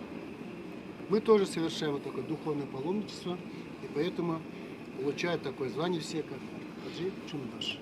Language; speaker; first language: Russian; non-native, local second language; Chuvash